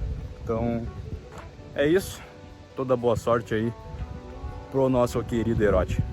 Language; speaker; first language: Portuguese; native; Portuguese